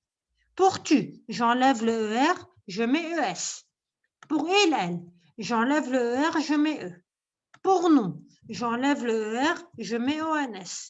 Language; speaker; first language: French; non-native, local second language; Arabic